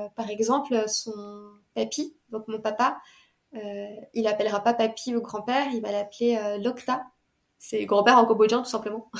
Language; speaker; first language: French; early bilingual, other home language; Khmer